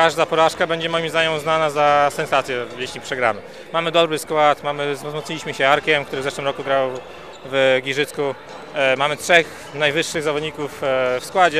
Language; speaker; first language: Polish; native; Polish